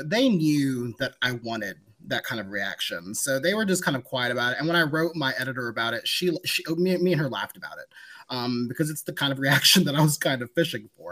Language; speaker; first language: English; native; English